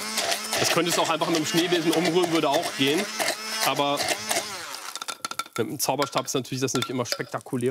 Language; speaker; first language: German; native; German